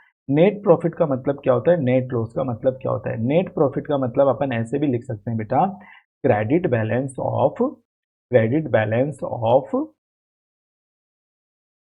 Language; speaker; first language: Hindi; native; Hindi